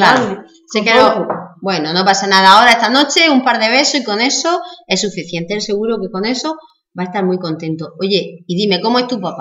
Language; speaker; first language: Spanish; native; Spanish